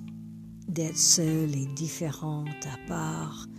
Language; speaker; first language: French; non-native, fluent; English